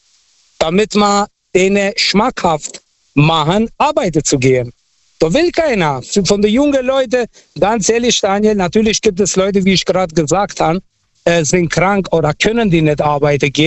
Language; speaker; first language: German; non-native, fluent; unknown